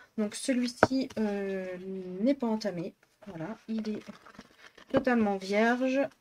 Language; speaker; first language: French; native; French